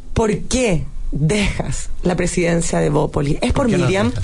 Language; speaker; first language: Spanish; native; Spanish